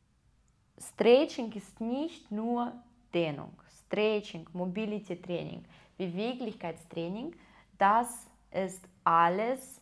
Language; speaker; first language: German; non-native, fluent; Russian